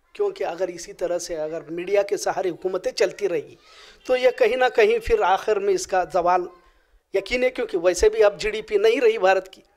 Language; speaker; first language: Urdu; native; Urdu